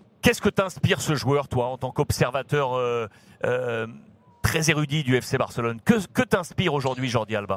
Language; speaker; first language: French; native; French